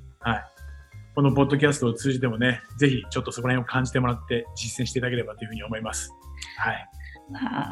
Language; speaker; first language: Japanese; native; Japanese